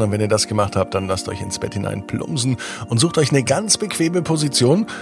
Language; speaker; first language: German; native; German